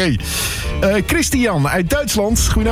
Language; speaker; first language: Dutch; native; Dutch